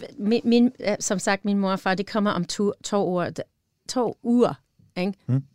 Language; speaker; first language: Danish; non-native, learner; English